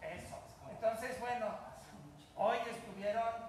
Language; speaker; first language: Spanish; native; Spanish